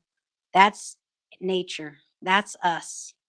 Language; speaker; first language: English; native; English